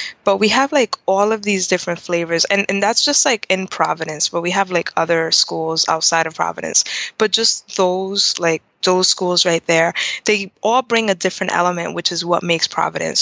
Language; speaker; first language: English; native; English